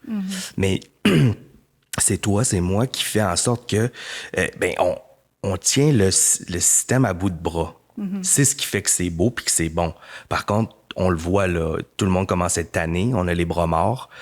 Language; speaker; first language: French; native; French